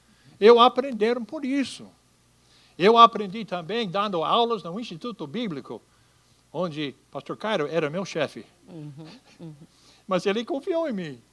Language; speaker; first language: Portuguese; non-native, fluent; English